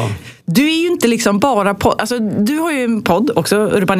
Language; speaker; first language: Swedish; native; Swedish